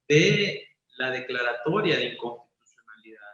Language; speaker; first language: Spanish; native; Spanish